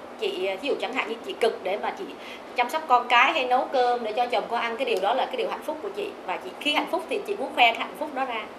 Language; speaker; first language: Vietnamese; native; Vietnamese